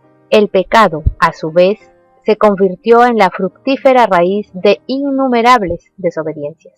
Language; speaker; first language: Spanish; native; Spanish